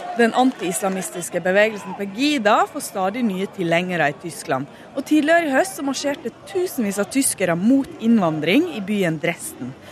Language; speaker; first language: Norwegian; native; Norwegian